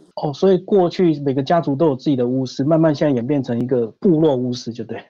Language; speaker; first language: Chinese; native; Chinese